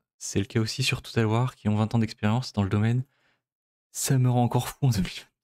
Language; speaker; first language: French; native; French